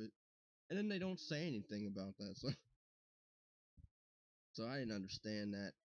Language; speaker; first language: English; native; English